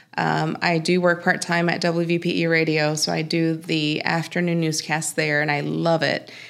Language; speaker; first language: English; early bilingual, other home language; Spanish